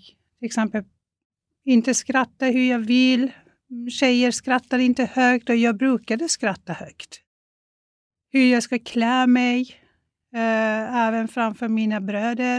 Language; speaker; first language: Swedish; non-native, fluent; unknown